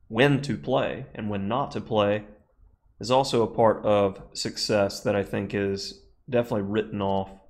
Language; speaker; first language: English; native; English